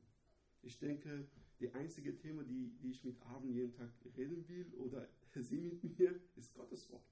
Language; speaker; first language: German; non-native, learner; Persian